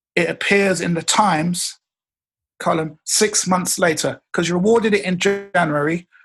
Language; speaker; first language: English; native; English